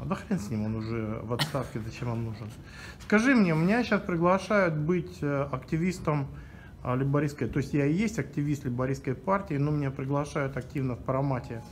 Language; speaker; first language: Russian; native; Russian